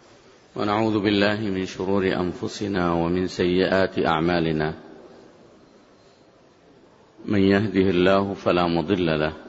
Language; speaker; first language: Arabic; native; Arabic